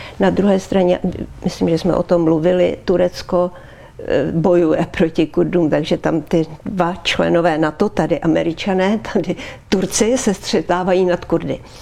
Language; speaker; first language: Czech; native; Czech